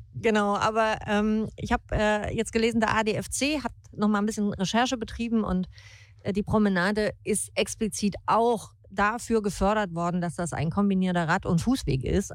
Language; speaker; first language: German; native; German